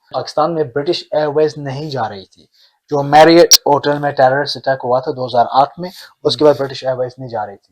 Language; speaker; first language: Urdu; early bilingual, heritage; Urdu